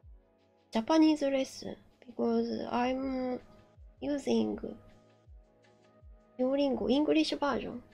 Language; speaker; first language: English; non-native, learner; Japanese